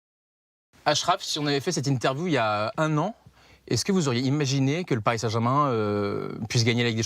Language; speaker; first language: French; native; French